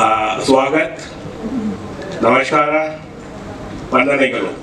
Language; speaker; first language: Kannada; non-native, learner; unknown